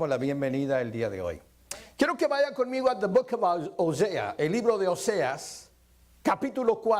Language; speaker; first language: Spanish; early bilingual, heritage; Spanish